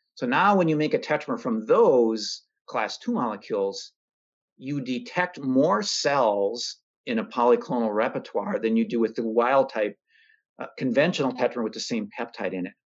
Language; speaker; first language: English; native; English